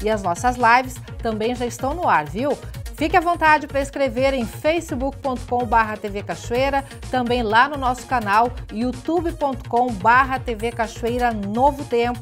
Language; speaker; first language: Portuguese; native; Portuguese